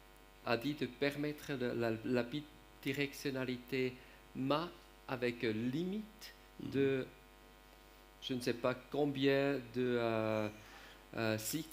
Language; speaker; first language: French; non-native, learner; German